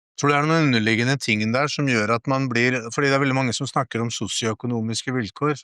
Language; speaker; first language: Norwegian; early bilingual, other home language; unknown